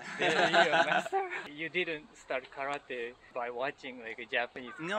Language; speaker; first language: English; non-native, fluent; Japanese